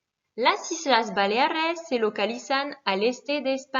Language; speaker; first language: Spanish; non-native, fluent; French